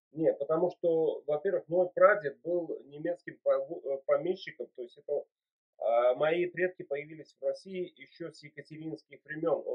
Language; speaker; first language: Russian; native; Russian